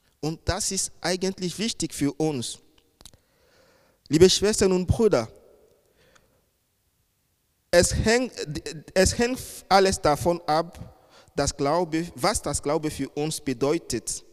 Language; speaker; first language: German; non-native, fluent; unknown